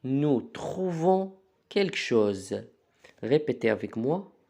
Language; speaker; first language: French; non-native, local second language; Arabic